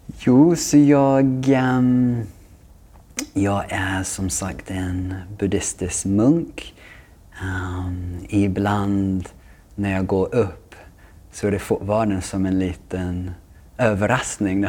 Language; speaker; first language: Swedish; non-native, fluent; English